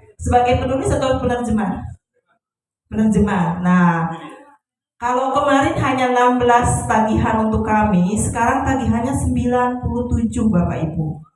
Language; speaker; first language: Indonesian; non-native, local second language; Sundanese